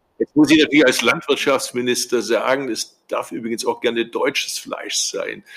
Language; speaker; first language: German; early bilingual, other home language; Turkish